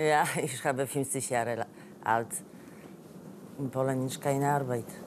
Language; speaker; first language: German; non-native, learner; Polish